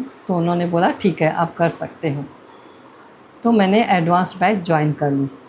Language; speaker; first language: Hindi; native; Hindi